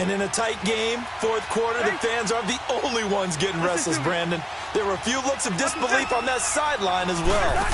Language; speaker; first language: English; native; English